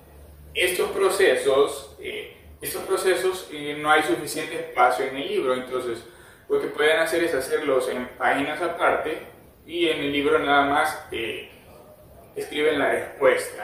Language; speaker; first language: Spanish; native; Spanish